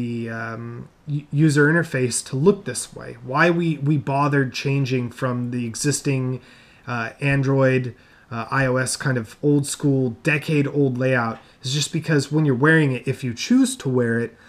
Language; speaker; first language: English; native; English